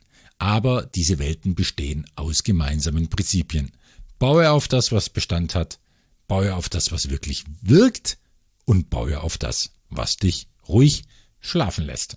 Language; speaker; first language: German; native; German